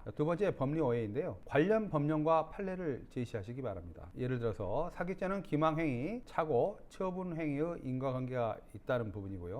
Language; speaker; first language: Korean; native; Korean